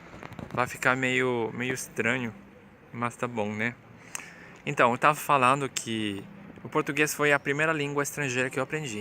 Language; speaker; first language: Portuguese; non-native, fluent; Spanish